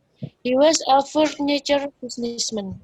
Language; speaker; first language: English; non-native, learner; Indonesian